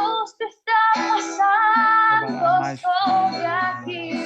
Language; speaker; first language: Spanish; native; Spanish